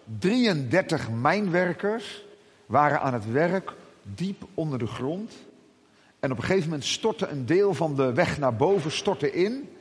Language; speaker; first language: Dutch; native; Dutch